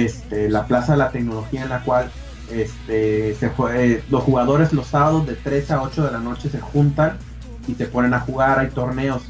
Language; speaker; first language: Spanish; native; Spanish